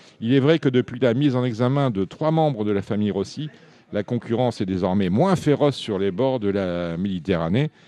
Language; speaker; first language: French; native; French